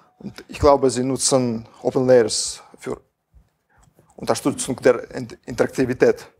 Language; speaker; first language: German; non-native, fluent; Russian